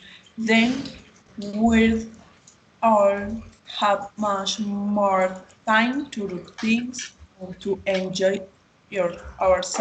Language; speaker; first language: English; non-native, learner; Spanish